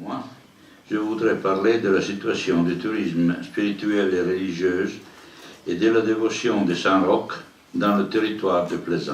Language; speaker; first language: French; non-native, learner; Italian